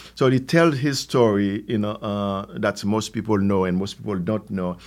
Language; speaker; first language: English; non-native, fluent; Haitian Creole